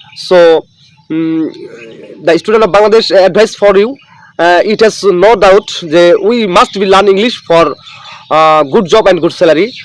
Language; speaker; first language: English; non-native, local second language; Bangla